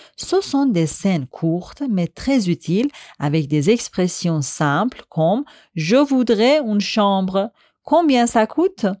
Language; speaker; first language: French; non-native, fluent; Persian